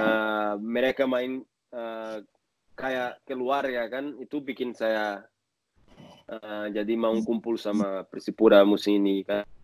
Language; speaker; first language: Indonesian; non-native, learner; Portuguese